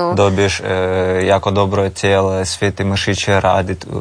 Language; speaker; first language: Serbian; non-native, learner; Russian